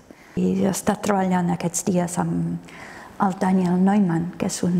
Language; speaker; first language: Catalan; non-native, fluent; English